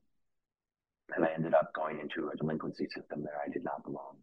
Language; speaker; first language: English; native; English